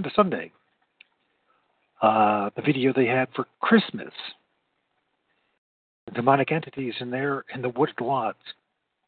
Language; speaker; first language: English; native; English